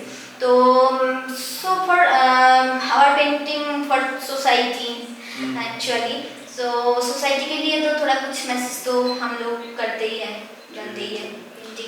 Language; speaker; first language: Hindi; non-native, local second language; Bangla